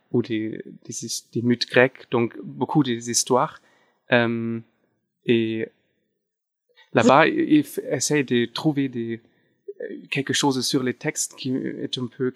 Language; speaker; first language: French; non-native, fluent; German